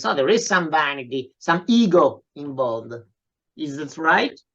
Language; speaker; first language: English; non-native, fluent; Italian